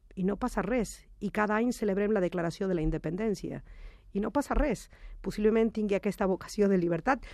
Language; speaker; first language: Catalan; non-native, fluent; Spanish